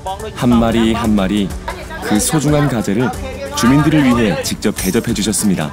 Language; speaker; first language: Korean; native; Korean